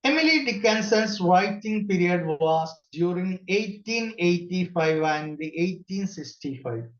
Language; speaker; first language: English; non-native, local second language; Malayalam